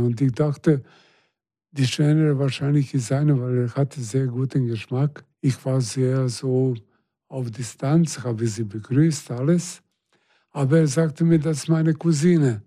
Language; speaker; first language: German; non-native, fluent; Serbian